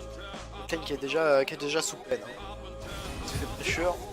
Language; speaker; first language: French; native; French